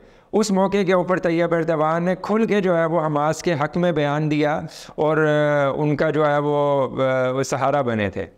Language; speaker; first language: Urdu; native; Urdu